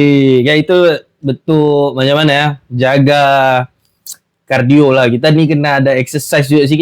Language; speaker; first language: Malay; native; Malay